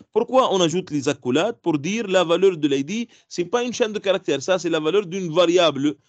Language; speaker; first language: French; non-native, local second language; Arabic